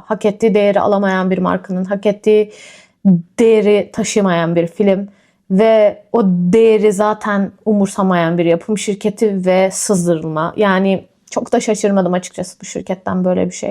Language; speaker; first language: Turkish; native; Turkish